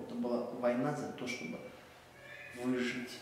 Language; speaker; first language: Russian; native; Russian